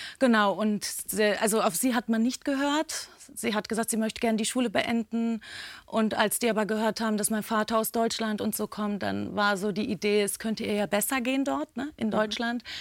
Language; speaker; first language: German; early bilingual, other home language; Turkish